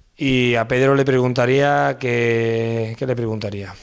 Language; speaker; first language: Spanish; native; Spanish